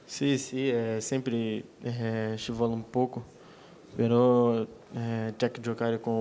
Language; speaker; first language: Italian; non-native, learner; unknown